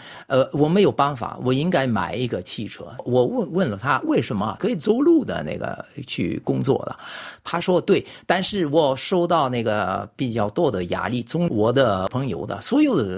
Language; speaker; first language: Chinese; non-native, fluent; French